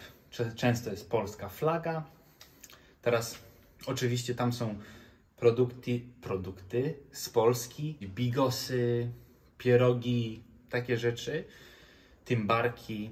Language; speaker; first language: Polish; early bilingual, heritage; Polish